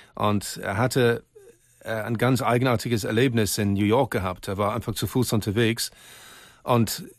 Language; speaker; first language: German; native; German